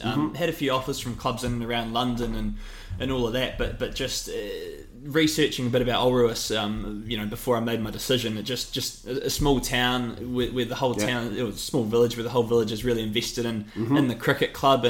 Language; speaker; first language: English; native; English